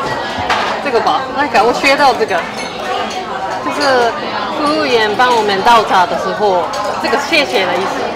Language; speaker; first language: Chinese; non-native, fluent; Japanese